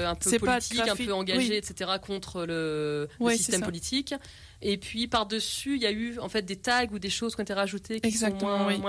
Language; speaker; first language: French; native; French